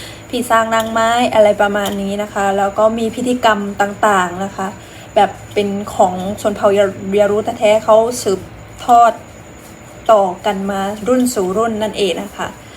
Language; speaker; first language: Thai; non-native, fluent; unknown